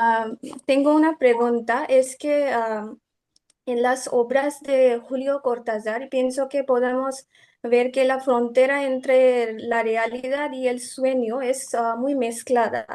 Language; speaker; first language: Spanish; non-native, fluent; Bangla